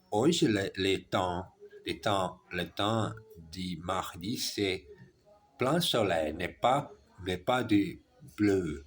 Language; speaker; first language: French; non-native, learner; German